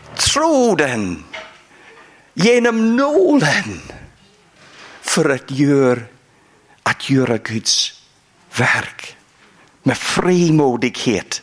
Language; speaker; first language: Swedish; non-native, fluent; English